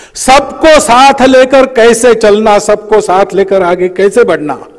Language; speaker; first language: Hindi; native; Hindi